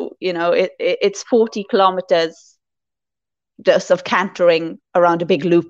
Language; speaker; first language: English; native; English